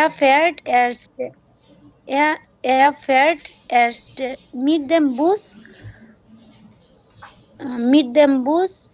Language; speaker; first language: German; non-native, learner; Bangla